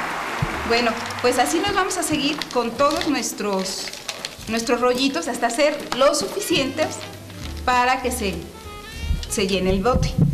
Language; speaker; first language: Spanish; native; Spanish